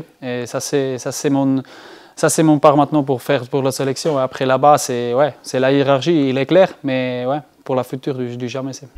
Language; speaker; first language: French; non-native, learner; German